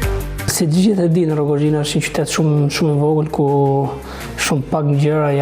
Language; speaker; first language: Albanian; native; Albanian